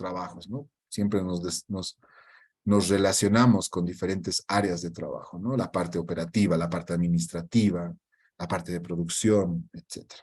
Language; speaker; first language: Spanish; native; Spanish